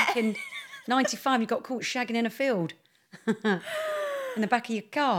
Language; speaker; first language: English; native; English